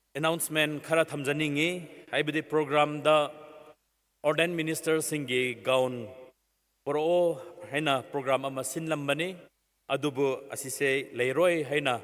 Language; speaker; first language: Manipuri; non-native, local second language; Tangkhul Naga (India)